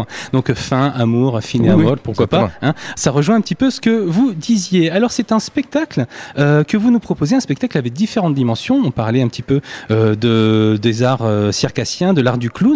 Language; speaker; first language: French; native; French